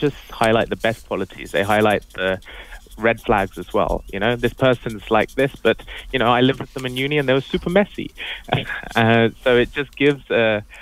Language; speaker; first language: English; native; English